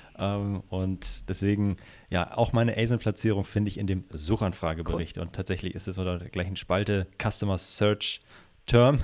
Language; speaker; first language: German; native; German